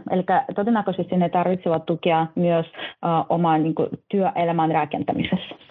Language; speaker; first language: Finnish; non-native, fluent; Russian